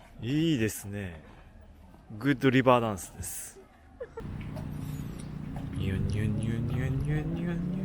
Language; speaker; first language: Japanese; native; Japanese